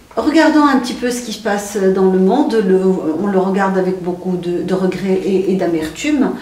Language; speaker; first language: French; non-native, local second language; Arabic